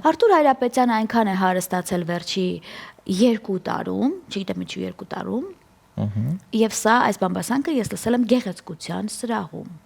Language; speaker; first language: Armenian; native; Armenian